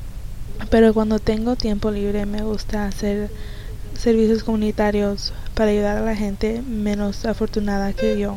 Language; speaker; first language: Spanish; early bilingual, heritage; Spanish